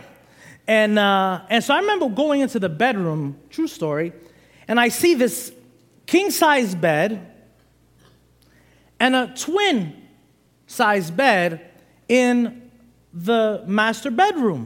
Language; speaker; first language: English; native; English